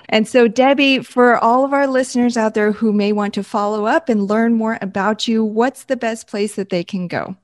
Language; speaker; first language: English; native; English